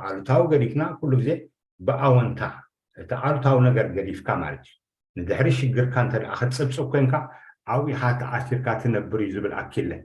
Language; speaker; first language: Tigrinya; native; Tigrinya